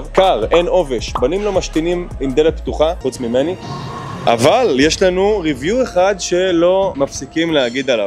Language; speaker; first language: Hebrew; native; Hebrew